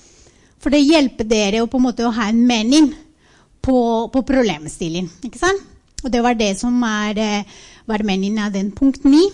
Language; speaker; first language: Norwegian; non-native, fluent; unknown